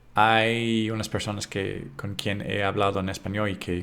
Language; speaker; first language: Spanish; non-native, fluent; English